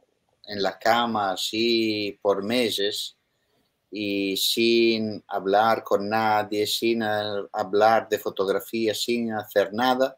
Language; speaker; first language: Spanish; non-native, fluent; Italian